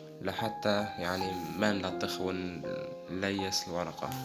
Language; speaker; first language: Arabic; native; Arabic